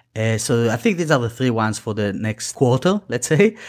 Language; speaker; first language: English; non-native, fluent; Hebrew